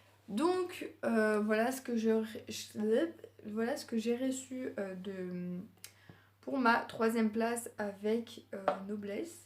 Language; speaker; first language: French; native; French